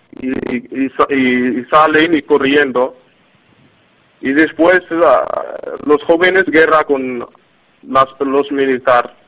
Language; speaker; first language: Spanish; non-native, learner; Arabic